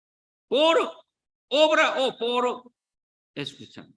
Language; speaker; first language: Spanish; non-native, learner; Korean